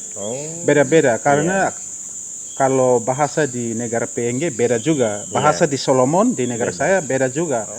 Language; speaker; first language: Indonesian; non-native, fluent; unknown